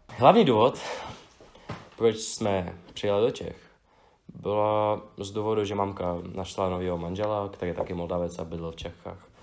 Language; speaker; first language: Czech; non-native, fluent; Russian